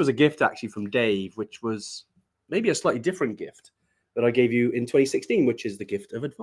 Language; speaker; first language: English; native; English